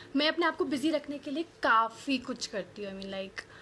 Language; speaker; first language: Hindi; native; Hindi